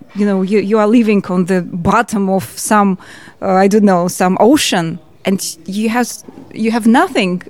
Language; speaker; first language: English; non-native, learner; Georgian